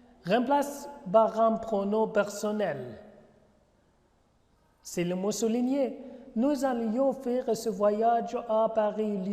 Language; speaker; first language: French; non-native, fluent; Arabic